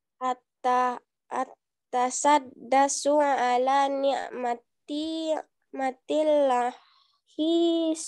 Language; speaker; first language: Arabic; non-native, learner; Indonesian